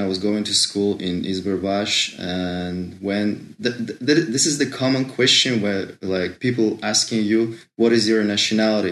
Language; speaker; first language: English; non-native, fluent; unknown